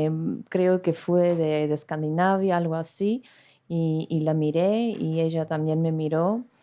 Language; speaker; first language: Spanish; non-native, fluent; Greek